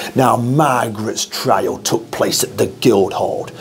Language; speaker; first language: English; native; English